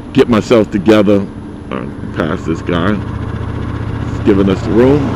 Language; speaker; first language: English; native; English